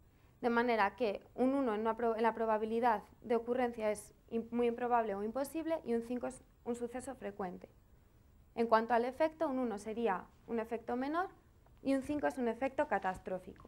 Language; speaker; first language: Spanish; native; Spanish